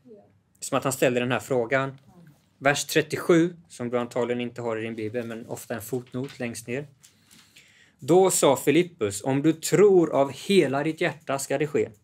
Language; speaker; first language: Swedish; native; Swedish